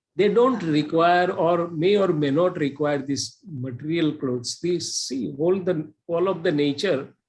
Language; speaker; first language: English; non-native, local second language; Gujarati